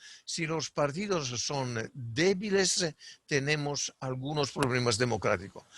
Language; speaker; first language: Spanish; non-native, fluent; Italian